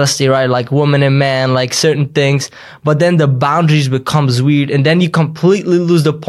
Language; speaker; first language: English; early bilingual, other home language; Yiddish